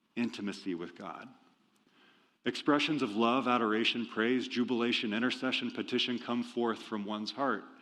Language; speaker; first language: English; native; English